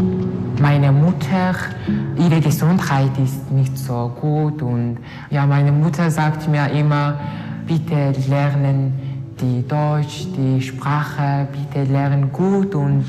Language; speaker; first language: German; non-native, learner; Mongolian